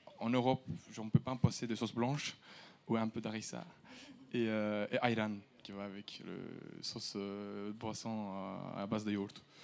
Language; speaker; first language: French; early bilingual, other home language; Turkish